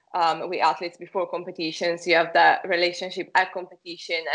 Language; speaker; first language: English; non-native, fluent; Italian